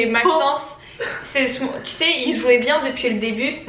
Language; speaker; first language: French; native; French